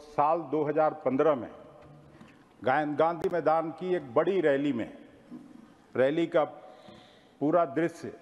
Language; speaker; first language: Hindi; native; Hindi